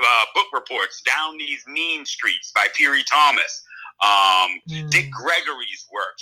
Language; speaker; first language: English; native; English